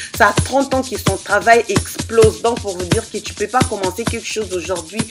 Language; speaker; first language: French; non-native, local second language; Lingala